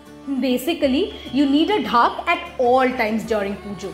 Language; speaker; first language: English; non-native, local second language; Bangla